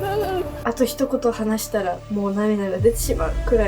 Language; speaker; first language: Japanese; native; Japanese